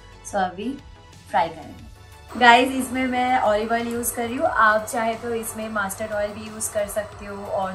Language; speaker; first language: Hindi; non-native, local second language; Bangla